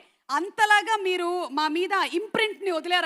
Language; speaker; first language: Telugu; native; Telugu